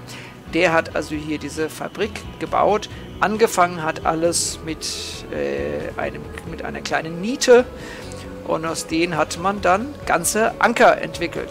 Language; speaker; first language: German; native; German